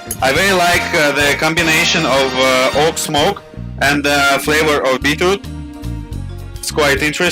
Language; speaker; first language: English; non-native, learner; Russian